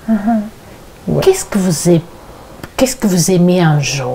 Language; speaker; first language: French; non-native, learner; Portuguese